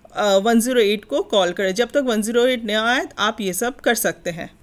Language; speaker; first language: Hindi; non-native, local second language; Bangla